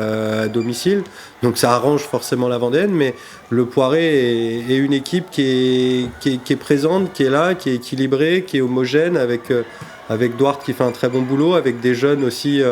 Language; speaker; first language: French; native; French